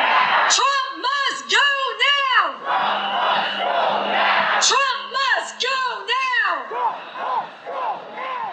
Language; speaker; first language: English; native; English